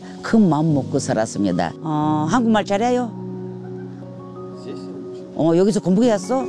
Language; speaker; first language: Korean; early bilingual, heritage; Russian